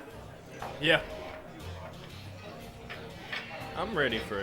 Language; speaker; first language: English; native; English